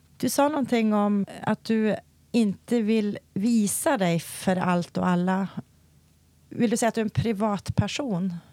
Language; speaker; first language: Swedish; native; Swedish